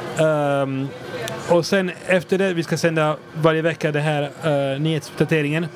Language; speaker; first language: Swedish; non-native, fluent; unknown